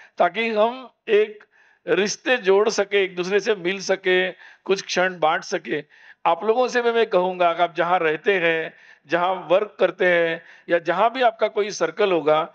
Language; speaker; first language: Hindi; non-native, local second language; Marathi